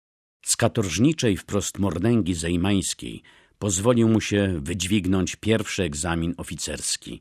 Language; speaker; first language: Polish; native; Polish